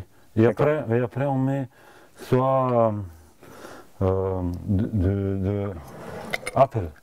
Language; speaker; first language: French; non-native, fluent; Bulgarian